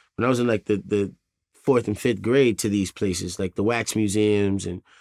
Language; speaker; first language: English; native; English